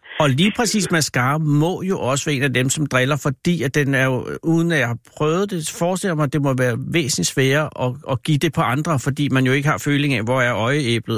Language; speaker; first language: Danish; native; Danish